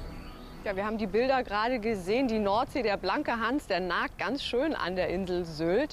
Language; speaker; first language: German; native; German